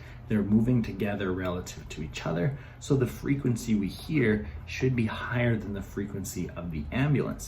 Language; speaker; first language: English; native; English